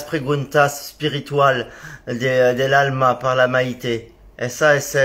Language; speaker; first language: Spanish; non-native, learner; French